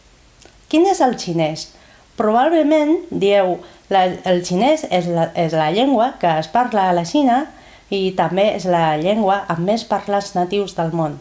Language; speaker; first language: Catalan; non-native, fluent; Chinese